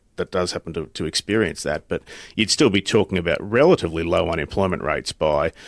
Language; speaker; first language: English; native; English